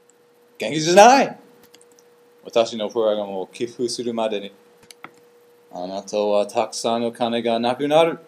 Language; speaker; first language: Japanese; non-native, learner; English